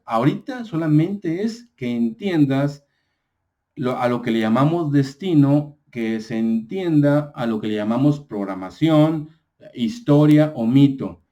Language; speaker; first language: Spanish; native; Spanish